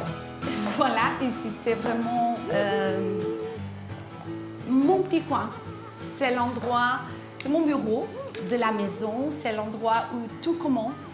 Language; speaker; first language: French; non-native, fluent; Portuguese